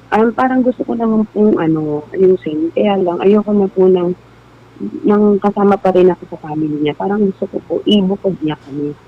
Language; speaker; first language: Filipino; native; Filipino